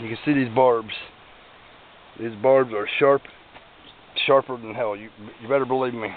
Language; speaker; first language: English; native; English